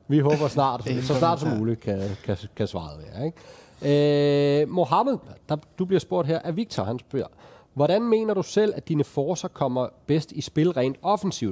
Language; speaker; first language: Danish; native; Danish